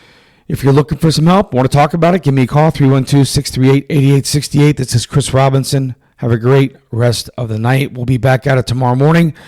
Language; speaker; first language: English; native; English